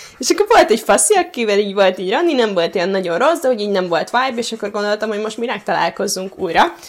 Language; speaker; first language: Hungarian; native; Hungarian